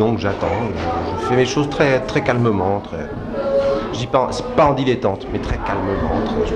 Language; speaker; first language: French; native; French